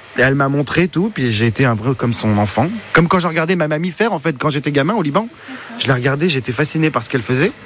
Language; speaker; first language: French; early bilingual, other home language; Arabic